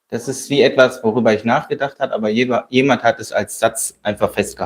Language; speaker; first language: German; native; German